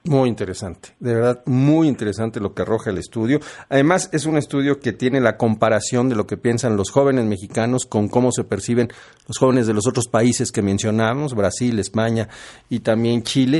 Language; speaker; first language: Spanish; native; Spanish